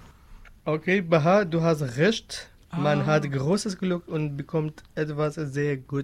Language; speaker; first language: German; non-native, learner; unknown